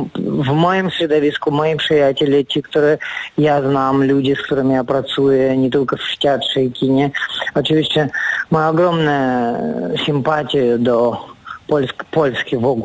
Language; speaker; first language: Polish; non-native, fluent; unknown